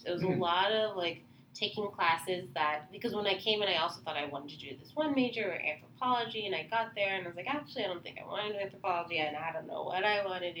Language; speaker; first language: English; native; English